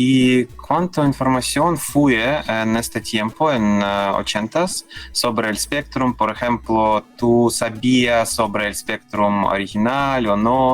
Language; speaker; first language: Spanish; non-native, learner; Russian